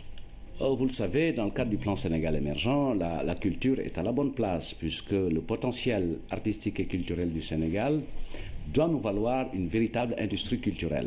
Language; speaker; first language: French; non-native, local second language; Wolof